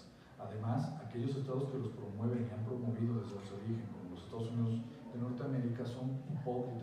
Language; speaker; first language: Spanish; native; Spanish